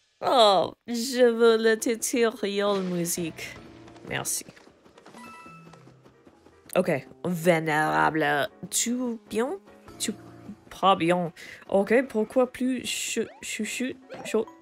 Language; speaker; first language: French; non-native, learner; English